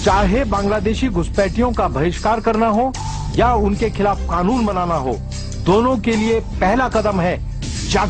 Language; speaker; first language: Hindi; native; Hindi